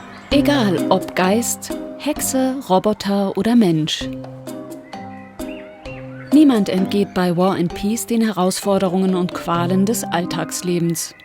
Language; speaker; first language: German; native; German